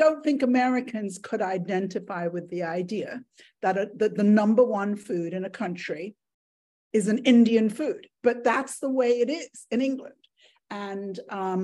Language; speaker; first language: English; native; English